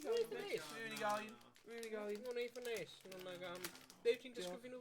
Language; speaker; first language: Welsh; native; Welsh